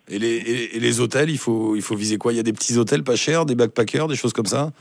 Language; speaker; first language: French; native; French